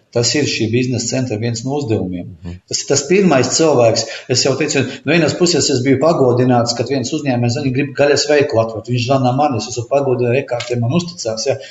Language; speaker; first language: Latvian; non-native, local second language; Russian